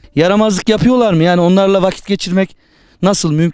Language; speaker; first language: Turkish; native; Turkish